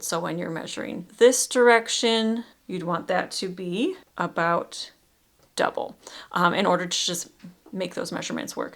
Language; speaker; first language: English; native; English